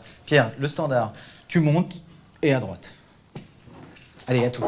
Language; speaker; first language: French; native; French